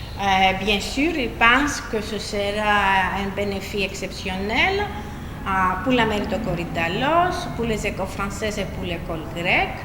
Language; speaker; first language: French; non-native, fluent; Greek